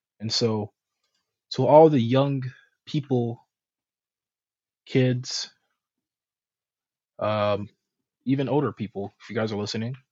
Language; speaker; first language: English; native; English